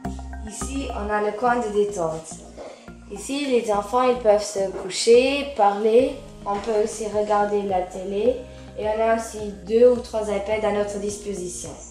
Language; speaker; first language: French; non-native, local second language; Luxembourgish